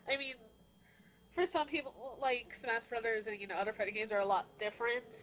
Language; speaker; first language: English; native; English